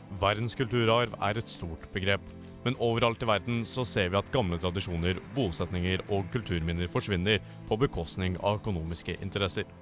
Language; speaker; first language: Norwegian; native; Norwegian